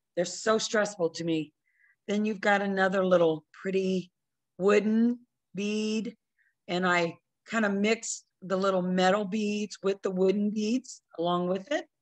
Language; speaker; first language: English; native; English